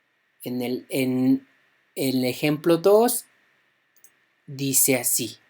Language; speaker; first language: Spanish; non-native, local second language; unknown